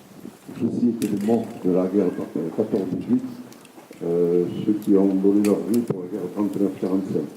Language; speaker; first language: French; native; French